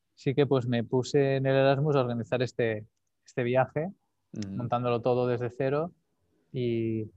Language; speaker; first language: Spanish; native; Spanish